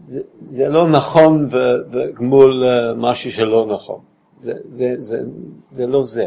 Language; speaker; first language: Hebrew; non-native, fluent; English